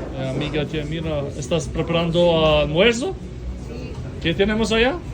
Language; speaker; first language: Spanish; non-native, learner; Albanian